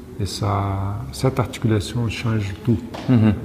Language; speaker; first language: French; non-native, learner; Portuguese